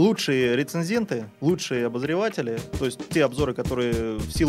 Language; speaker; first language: Russian; native; Russian